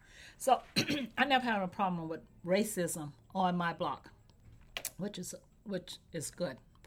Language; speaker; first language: English; native; English